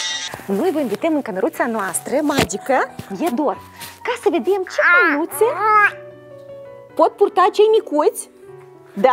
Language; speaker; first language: Romanian; native; Romanian